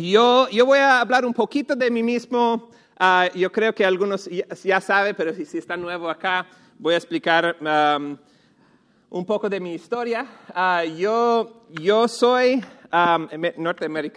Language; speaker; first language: Spanish; non-native, fluent; English